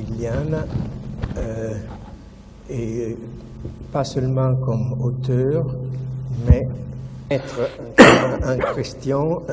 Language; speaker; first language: French; non-native, fluent; Italian